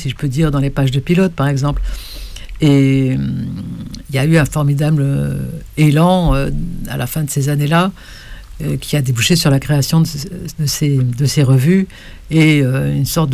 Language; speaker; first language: French; native; French